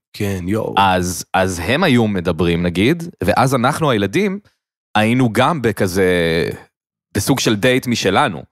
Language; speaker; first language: Hebrew; native; Hebrew